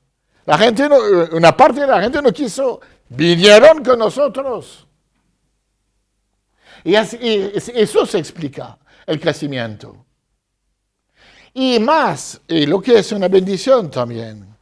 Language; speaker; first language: Spanish; non-native, fluent; French